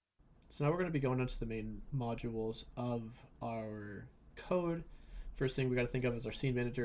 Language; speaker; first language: English; native; English